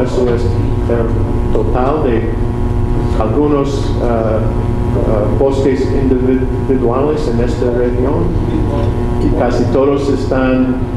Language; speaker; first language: Spanish; non-native, learner; English